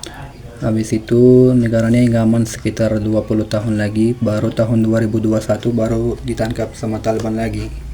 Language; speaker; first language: Indonesian; non-native, fluent; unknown